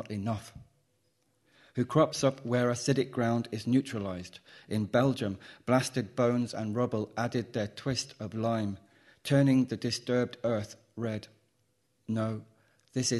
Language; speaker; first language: English; native; English